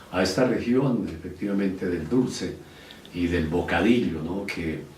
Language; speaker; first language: Spanish; native; Spanish